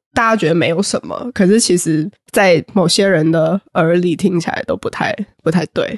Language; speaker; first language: Chinese; native; Chinese